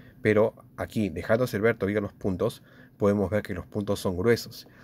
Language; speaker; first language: Spanish; native; Spanish